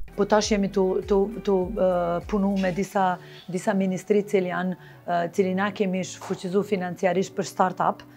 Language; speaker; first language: Albanian; non-native, local second language; Bosnian